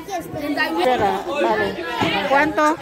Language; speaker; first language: Spanish; non-native, learner; Filipino